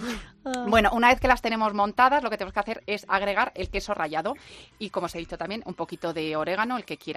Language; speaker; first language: Spanish; native; Spanish